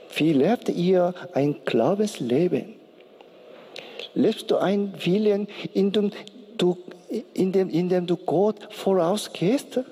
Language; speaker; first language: German; non-native, learner; Korean